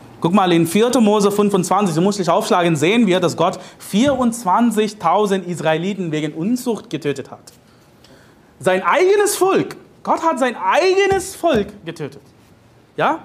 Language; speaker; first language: German; non-native, fluent; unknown